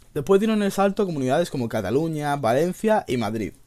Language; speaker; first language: Spanish; native; Spanish